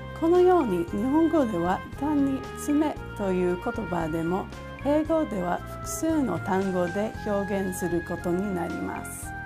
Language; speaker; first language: Japanese; non-native, fluent; English